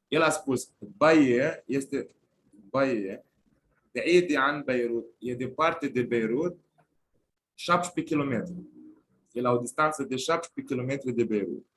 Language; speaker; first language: Romanian; non-native, fluent; Arabic